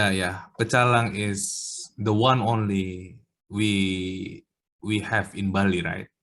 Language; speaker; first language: English; non-native, learner; Indonesian